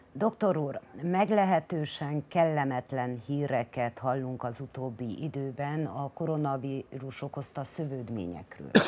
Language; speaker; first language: Hungarian; native; Hungarian